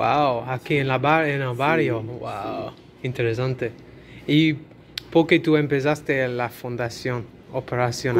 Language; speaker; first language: Spanish; non-native, learner; English